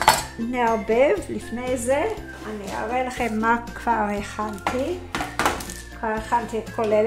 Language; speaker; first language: Hebrew; non-native, fluent; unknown